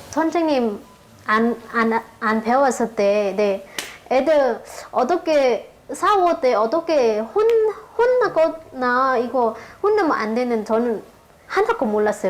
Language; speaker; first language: Korean; non-native, local second language; Lao